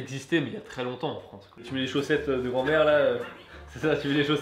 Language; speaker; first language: French; native; French